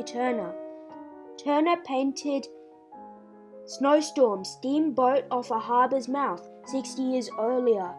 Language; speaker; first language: English; native; English